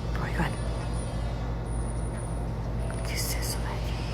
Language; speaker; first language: Spanish; native; Spanish